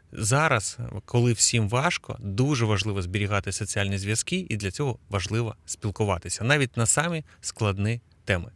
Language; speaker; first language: Ukrainian; native; Ukrainian